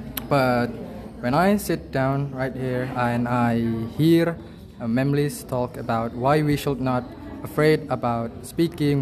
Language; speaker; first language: English; non-native, learner; Indonesian